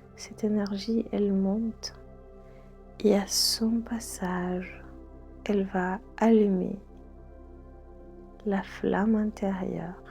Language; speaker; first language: French; non-native, fluent; Spanish